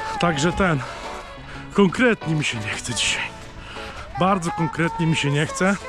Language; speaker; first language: Polish; native; Polish